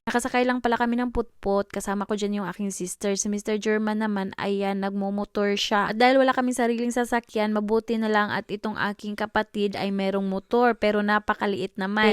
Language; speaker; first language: Filipino; non-native, local second language; Cebuano